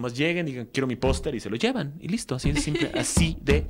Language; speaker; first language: Spanish; native; Spanish